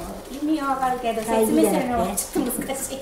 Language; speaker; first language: Japanese; non-native, learner; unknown